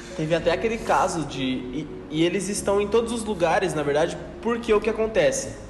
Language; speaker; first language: Portuguese; native; Portuguese